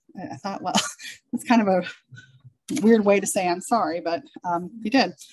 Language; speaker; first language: English; native; English